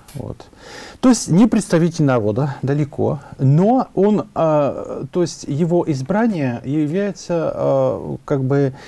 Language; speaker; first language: Russian; non-native, fluent; French